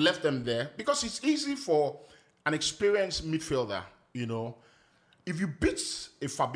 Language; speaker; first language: English; non-native, local second language; Ibibio